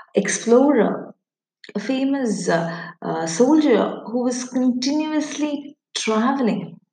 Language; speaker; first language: English; non-native, local second language; Malayalam